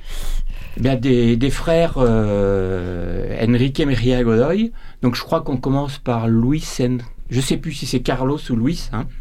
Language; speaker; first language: French; native; French